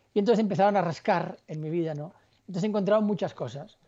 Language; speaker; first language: Spanish; native; Spanish